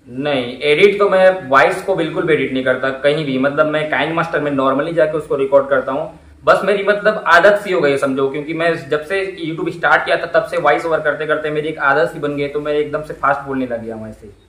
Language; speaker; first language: Hindi; native; Hindi